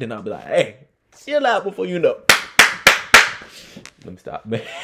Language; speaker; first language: English; native; English